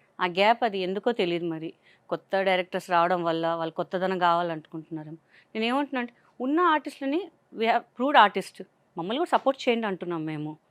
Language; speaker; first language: Telugu; non-native, local second language; Hindi